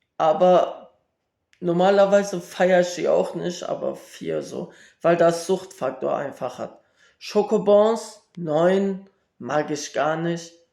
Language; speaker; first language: German; early bilingual, other home language; Kurdish